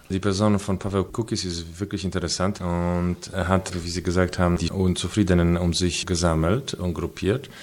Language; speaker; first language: German; non-native, fluent; Polish